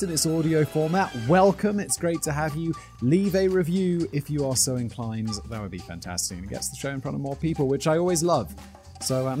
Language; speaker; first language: English; native; English